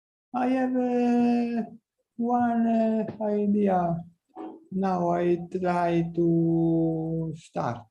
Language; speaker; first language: English; non-native, learner; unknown